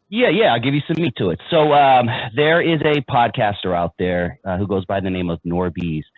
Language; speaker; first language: English; native; English